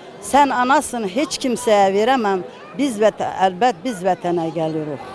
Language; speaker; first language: Turkish; early bilingual, heritage; Turkish